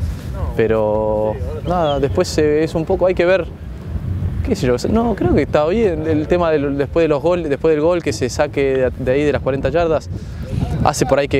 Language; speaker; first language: Spanish; native; Spanish